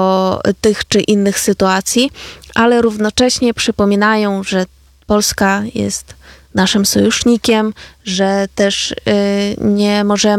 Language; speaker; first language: Polish; non-native, fluent; Ukrainian